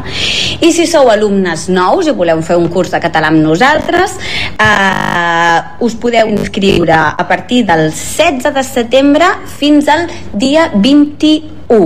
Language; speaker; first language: Catalan; native; Catalan